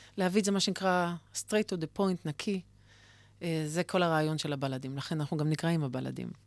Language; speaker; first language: Hebrew; native; Hebrew